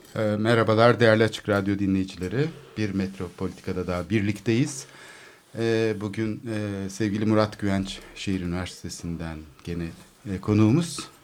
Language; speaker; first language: Turkish; native; Turkish